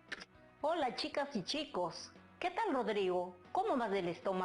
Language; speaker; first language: Spanish; native; Spanish